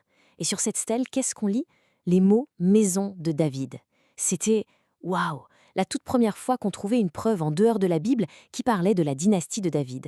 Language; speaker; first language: French; native; French